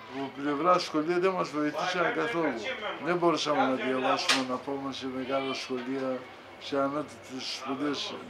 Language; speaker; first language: Greek; native; Greek